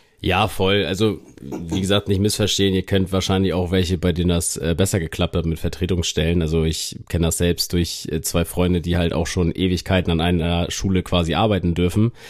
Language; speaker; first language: German; native; German